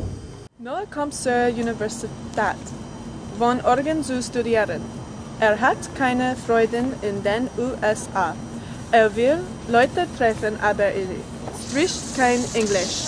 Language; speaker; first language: German; non-native, learner; English